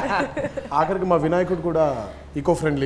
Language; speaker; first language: Telugu; native; Telugu